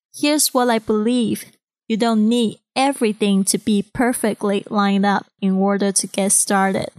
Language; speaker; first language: English; non-native, fluent; Chinese